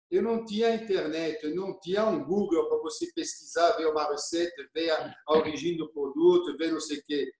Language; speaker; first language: Portuguese; non-native, fluent; French